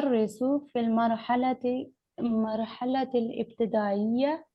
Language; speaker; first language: Arabic; non-native, learner; Urdu